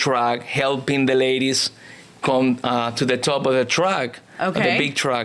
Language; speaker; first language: English; non-native, learner; Spanish